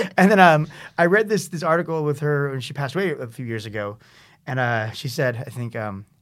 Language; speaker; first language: English; native; English